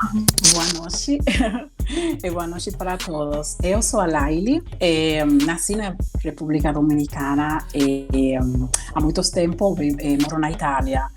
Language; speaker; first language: Portuguese; non-native, fluent; Spanish